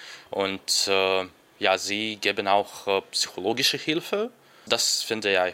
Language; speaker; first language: German; non-native, learner; Ukrainian